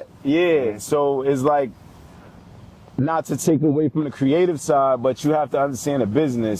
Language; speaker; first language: English; native; English